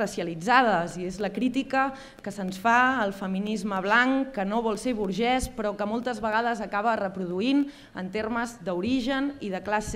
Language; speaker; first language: Catalan; native; Catalan